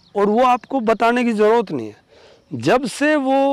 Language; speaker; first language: Hindi; native; Hindi